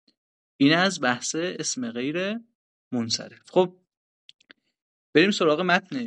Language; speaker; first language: Persian; native; Persian